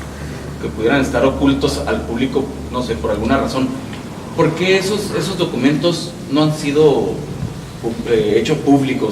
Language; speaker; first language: Spanish; native; Spanish